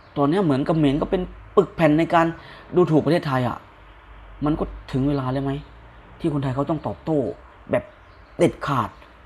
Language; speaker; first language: Thai; native; Thai